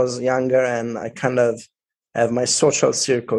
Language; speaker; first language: English; non-native, fluent; Italian